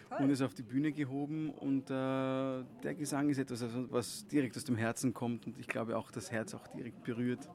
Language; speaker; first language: German; non-native, local second language; Croatian